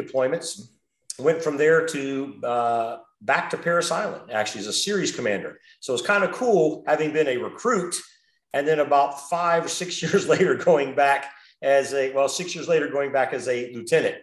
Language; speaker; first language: English; native; English